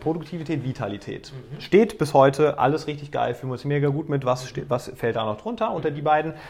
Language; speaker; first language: German; native; German